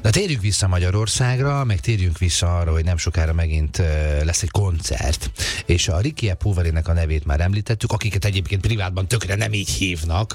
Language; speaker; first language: Hungarian; native; Hungarian